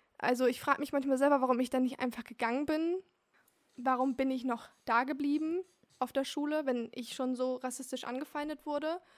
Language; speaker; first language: German; early bilingual, other home language; Turkish